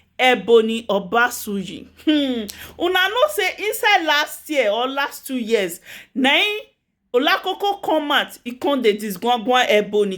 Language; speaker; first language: Nigerian Pidgin; native; Nigerian Pidgin